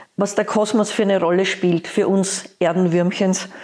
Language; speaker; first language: German; native; German